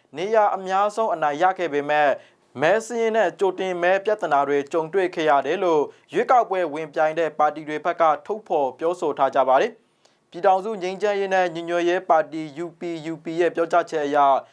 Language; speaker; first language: Burmese; native; Burmese